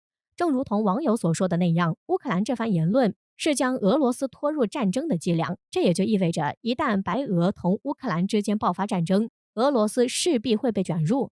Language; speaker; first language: Chinese; native; Chinese